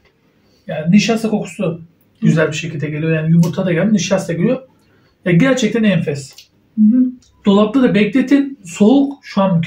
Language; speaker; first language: Turkish; native; Turkish